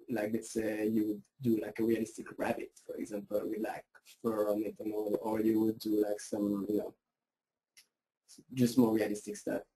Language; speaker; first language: English; non-native, fluent; French